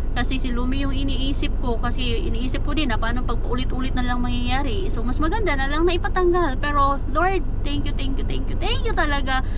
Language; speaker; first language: Filipino; native; Filipino